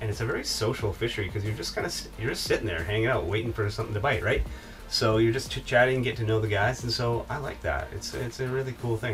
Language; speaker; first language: English; native; English